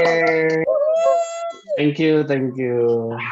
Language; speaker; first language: English; non-native, fluent; Indonesian